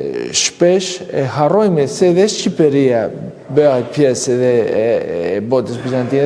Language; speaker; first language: Albanian; non-native, fluent; Greek